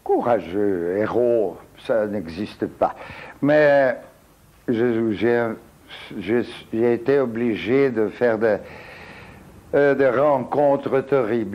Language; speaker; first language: French; non-native, fluent; Portuguese